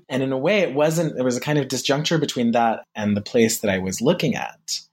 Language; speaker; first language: English; early bilingual, heritage; French